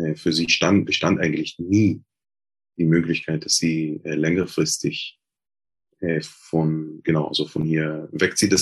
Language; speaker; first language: German; non-native, fluent; Hebrew